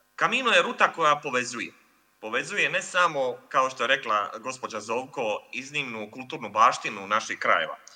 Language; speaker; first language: Croatian; native; Croatian